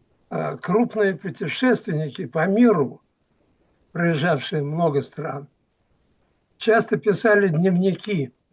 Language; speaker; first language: Russian; native; Russian